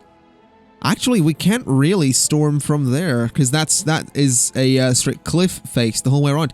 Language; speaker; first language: English; native; English